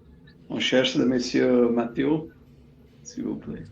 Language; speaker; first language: French; non-native, fluent; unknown